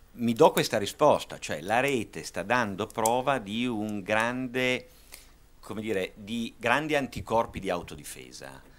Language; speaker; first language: Italian; native; Italian